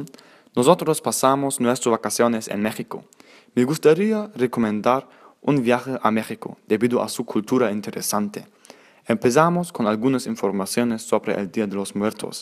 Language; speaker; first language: Spanish; non-native, learner; German